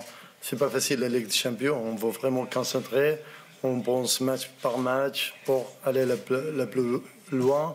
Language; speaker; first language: French; non-native, learner; Arabic